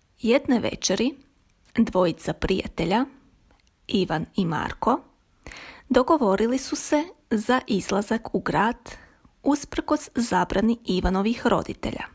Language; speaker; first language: Croatian; native; Croatian